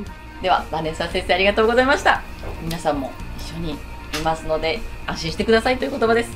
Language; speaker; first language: Japanese; native; Japanese